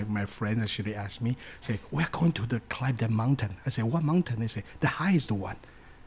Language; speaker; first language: English; non-native, fluent; Chinese